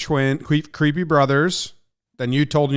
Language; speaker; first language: English; native; English